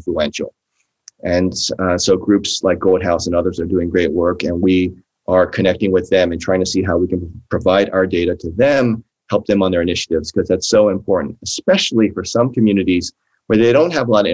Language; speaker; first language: English; native; English